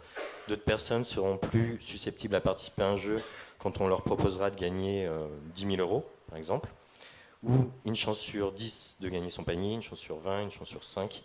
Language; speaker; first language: French; native; French